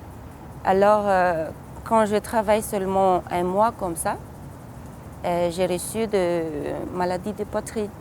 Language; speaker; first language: French; non-native, local second language; Malagasy